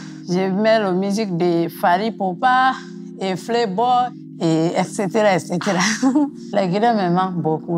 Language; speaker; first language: French; non-native, local second language; Mandingo